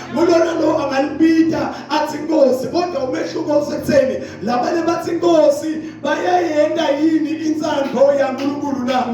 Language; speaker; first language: Zulu; non-native, local second language; Swati